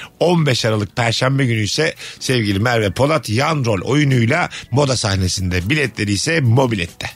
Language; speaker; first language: Turkish; native; Turkish